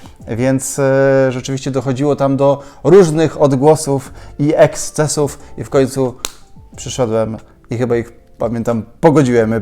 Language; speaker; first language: Polish; native; Polish